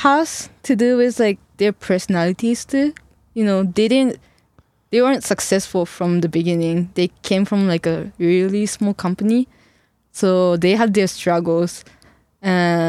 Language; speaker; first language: English; non-native, fluent; Japanese